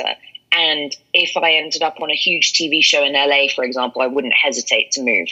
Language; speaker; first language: English; native; English